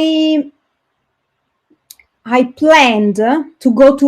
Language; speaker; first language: English; non-native, fluent; Italian